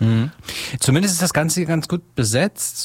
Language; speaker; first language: German; native; German